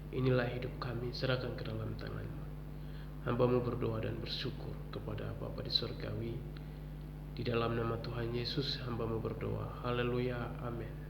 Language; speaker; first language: Indonesian; non-native, local second language; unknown